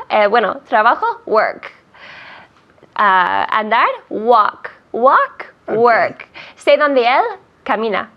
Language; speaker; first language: Spanish; non-native, fluent; English